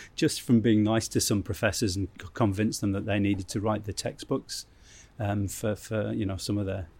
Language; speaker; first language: English; native; English